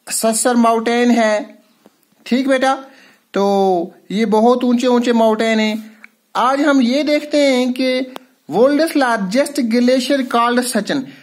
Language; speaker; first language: Urdu; non-native, local second language; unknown